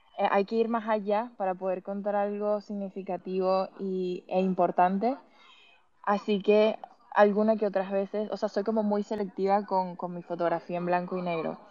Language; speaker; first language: Spanish; native; Spanish